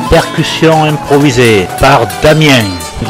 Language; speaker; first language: French; native; French